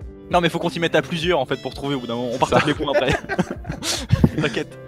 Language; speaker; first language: French; native; French